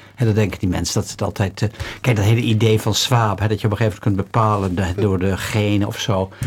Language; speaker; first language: Dutch; native; Dutch